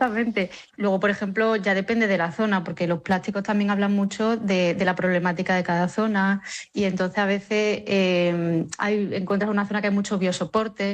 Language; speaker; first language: Spanish; native; Spanish